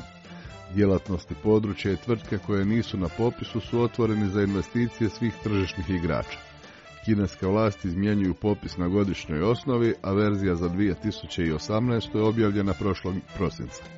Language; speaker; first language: Serbian; native; Serbian